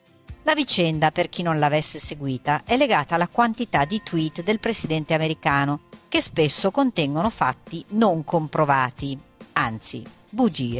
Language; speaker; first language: Italian; native; Italian